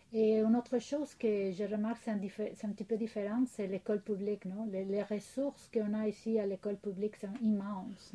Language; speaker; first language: French; non-native, fluent; Spanish